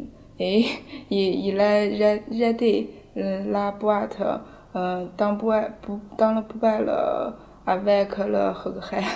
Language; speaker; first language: French; non-native, learner; Chinese